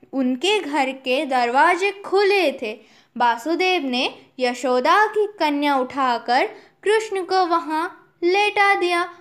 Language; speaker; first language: Hindi; non-native, local second language; Odia